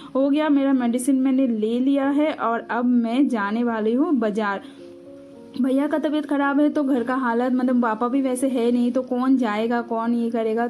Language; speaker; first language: Hindi; non-native, local second language; Bangla